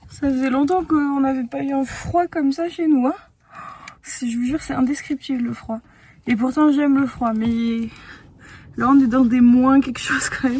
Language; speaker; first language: French; native; French